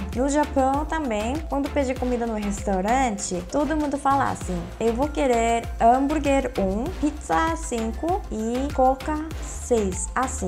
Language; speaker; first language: Portuguese; non-native, fluent; Korean